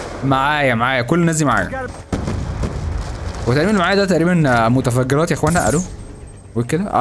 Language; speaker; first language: Arabic; native; Arabic